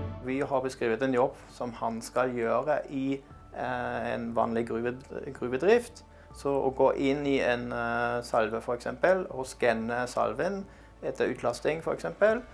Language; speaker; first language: Norwegian; non-native, fluent; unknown